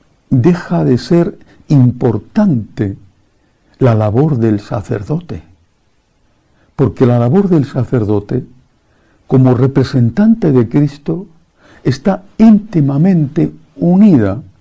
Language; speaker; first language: Spanish; native; Spanish